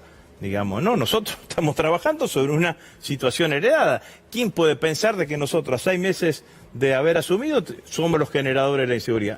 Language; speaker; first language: Spanish; native; Spanish